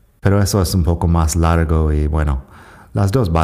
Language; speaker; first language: Spanish; non-native, fluent; English